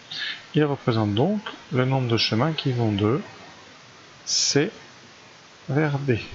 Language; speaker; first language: French; native; French